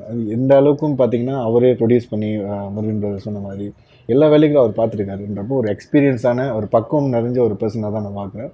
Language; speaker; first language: Tamil; native; Tamil